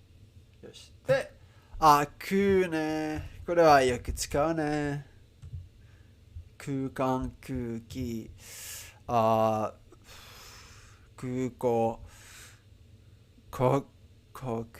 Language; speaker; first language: Japanese; non-native, learner; Spanish